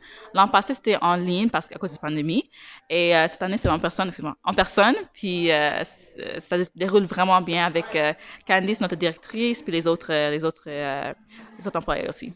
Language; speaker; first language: French; native; French